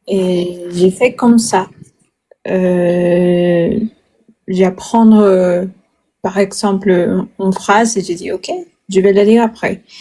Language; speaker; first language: French; non-native, learner; Spanish